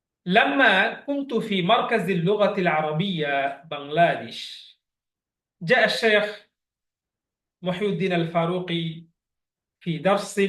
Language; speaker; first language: Arabic; non-native, fluent; Bangla